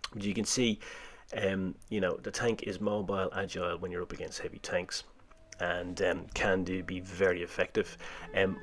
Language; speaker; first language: English; native; English